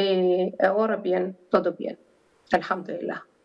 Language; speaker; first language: Spanish; non-native, learner; Arabic